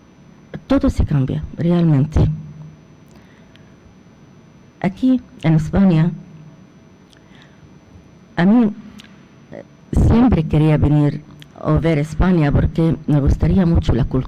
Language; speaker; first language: Spanish; non-native, fluent; Arabic